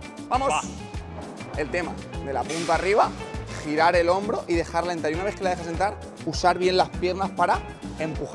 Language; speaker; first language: Spanish; native; Spanish